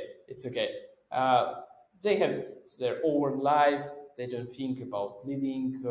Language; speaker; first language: English; non-native, fluent; Russian